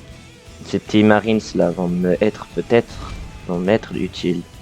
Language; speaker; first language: French; native; French